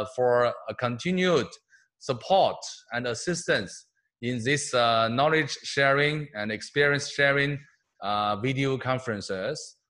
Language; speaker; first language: English; non-native, fluent; Chinese